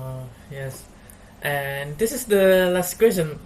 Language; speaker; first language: English; non-native, learner; Indonesian